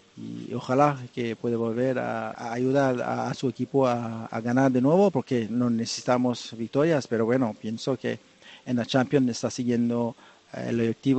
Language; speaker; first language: Spanish; non-native, fluent; French